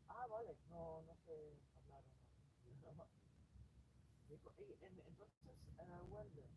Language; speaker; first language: Spanish; non-native, fluent; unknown